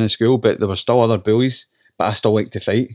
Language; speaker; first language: English; native; English